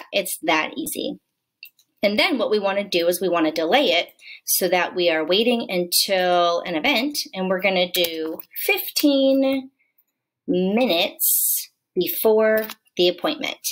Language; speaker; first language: English; native; English